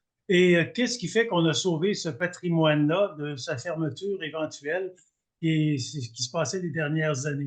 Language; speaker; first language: French; native; French